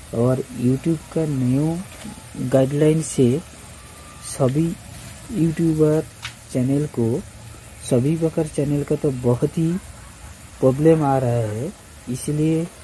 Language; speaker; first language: Hindi; non-native, local second language; Bangla